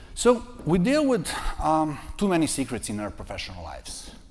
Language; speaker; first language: English; non-native, fluent; Serbian